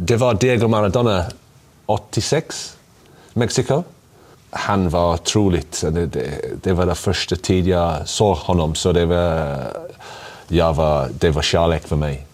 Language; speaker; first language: Swedish; non-native, learner; English